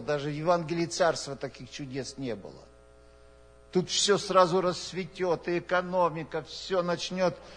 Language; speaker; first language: Russian; native; Russian